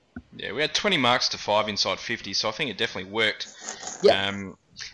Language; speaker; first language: English; native; English